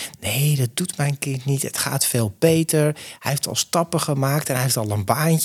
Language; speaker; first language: Dutch; native; Dutch